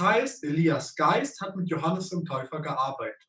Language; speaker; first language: German; native; German